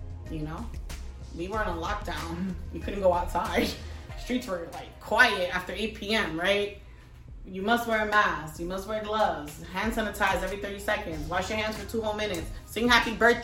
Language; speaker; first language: English; early bilingual, other home language; Spanish